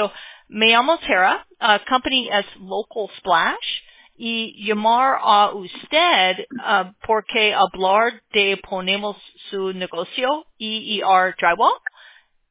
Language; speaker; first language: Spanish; non-native, learner; English